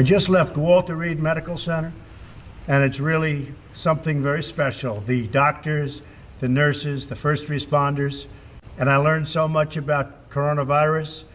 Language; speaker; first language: English; native; English